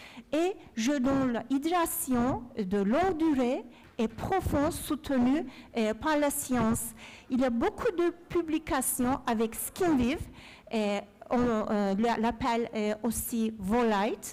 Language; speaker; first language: French; non-native, fluent; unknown